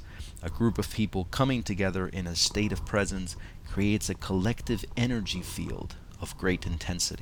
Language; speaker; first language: English; native; English